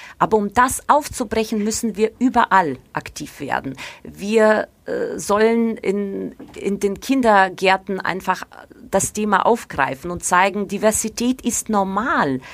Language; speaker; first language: German; non-native, fluent; Ukrainian